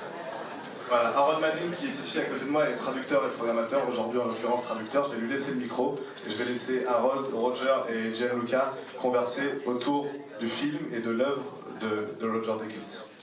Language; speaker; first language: French; native; French